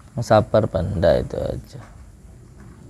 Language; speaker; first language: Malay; non-native, local second language; Javanese